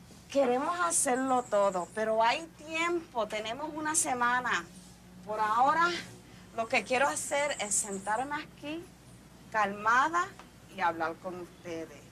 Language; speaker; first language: Spanish; early bilingual, heritage; Spanish